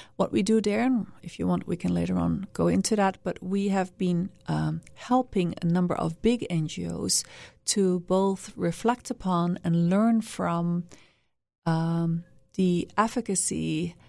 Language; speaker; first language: English; non-native, fluent; Dutch